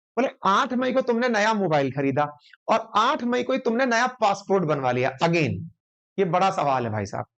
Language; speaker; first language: Hindi; native; Hindi